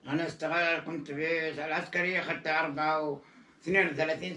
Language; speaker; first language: Arabic; native; Arabic